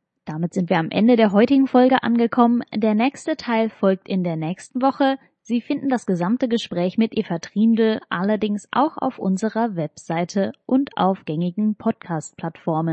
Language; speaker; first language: German; native; German